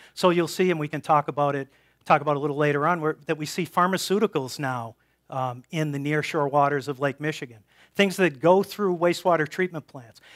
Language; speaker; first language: English; native; English